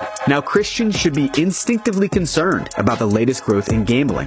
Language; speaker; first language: English; native; English